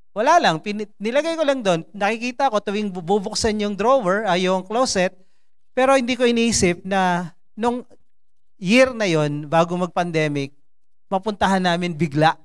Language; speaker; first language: Filipino; non-native, local second language; Cebuano